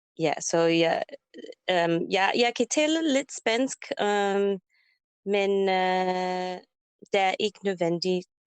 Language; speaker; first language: Danish; non-native, learner; English